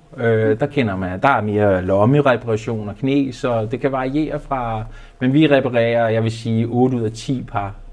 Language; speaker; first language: Danish; native; Danish